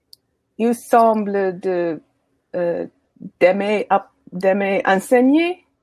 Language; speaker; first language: French; non-native, learner; English